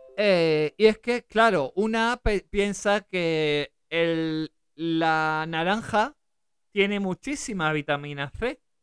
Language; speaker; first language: Spanish; early bilingual, other home language; German